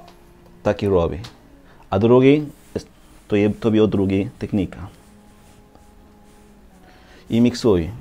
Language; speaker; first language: Polish; non-native, learner; Spanish